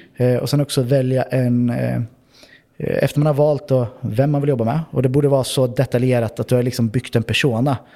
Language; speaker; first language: Swedish; native; Swedish